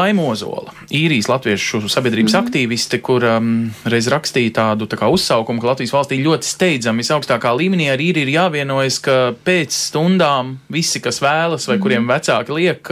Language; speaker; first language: Latvian; native; Latvian